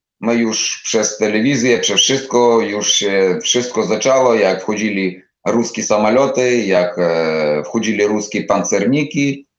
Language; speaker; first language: Polish; non-native, learner; Ukrainian